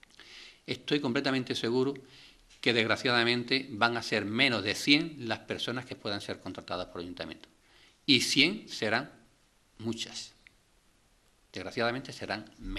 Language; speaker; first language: Spanish; native; Spanish